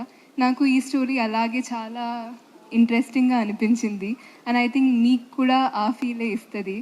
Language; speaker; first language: Telugu; non-native, fluent; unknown